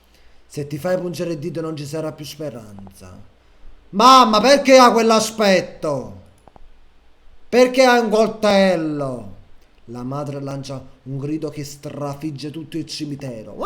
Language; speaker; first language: Italian; native; Italian